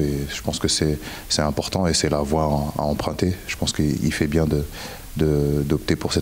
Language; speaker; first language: French; native; French